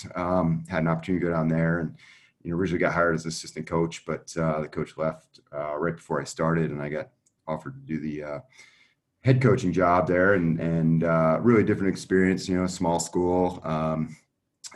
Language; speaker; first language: English; native; English